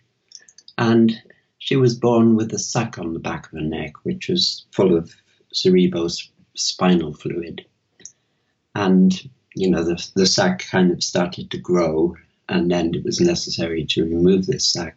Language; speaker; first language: English; native; English